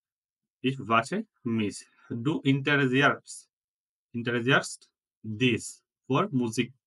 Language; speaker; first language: German; non-native, fluent; Bangla